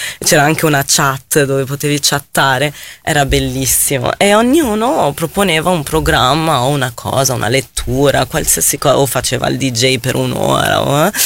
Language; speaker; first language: Italian; non-native, fluent; Arabic